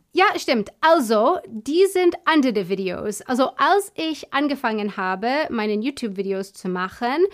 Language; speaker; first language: German; non-native, fluent; English